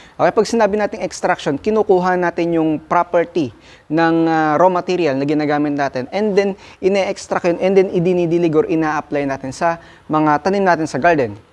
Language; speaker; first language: Filipino; non-native, local second language; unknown